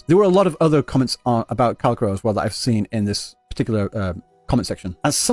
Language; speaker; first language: English; native; English